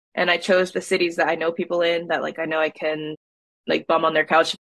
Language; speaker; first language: English; native; English